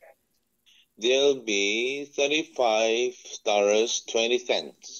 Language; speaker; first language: English; non-native, learner; Korean